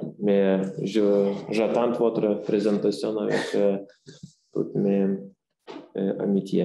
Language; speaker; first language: French; non-native, fluent; Lithuanian